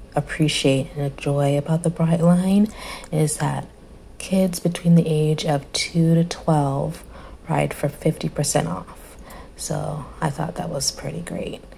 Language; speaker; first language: English; native; English